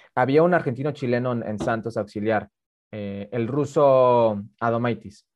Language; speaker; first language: Spanish; early bilingual, heritage; Spanish